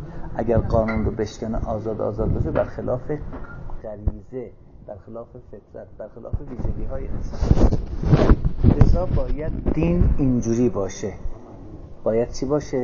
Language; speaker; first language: Persian; native; Persian